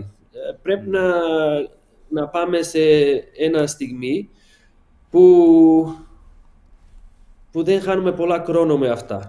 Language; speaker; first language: Greek; non-native, learner; Portuguese